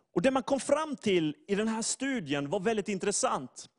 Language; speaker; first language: Swedish; native; Swedish